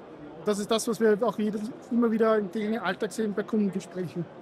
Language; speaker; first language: German; native; German